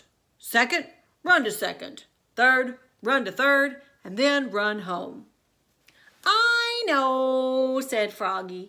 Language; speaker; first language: English; native; English